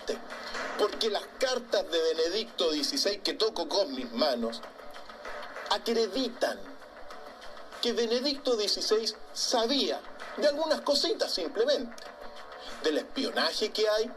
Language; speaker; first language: Spanish; native; Spanish